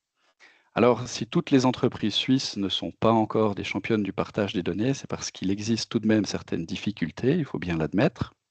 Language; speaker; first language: French; native; French